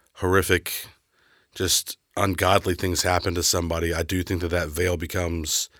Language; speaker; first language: English; native; English